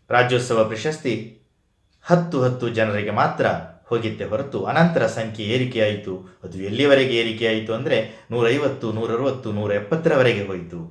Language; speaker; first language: Kannada; native; Kannada